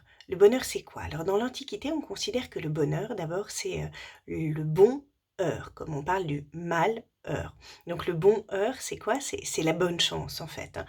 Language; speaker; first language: French; native; French